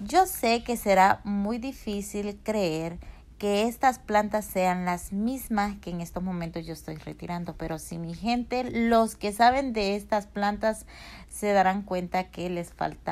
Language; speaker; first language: Spanish; native; Spanish